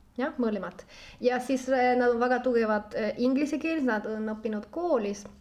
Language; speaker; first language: Estonian; non-native, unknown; Spanish